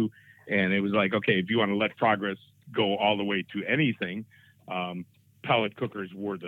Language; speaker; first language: English; native; English